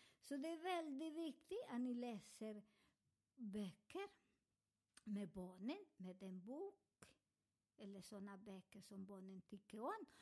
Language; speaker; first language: Swedish; non-native, learner; Spanish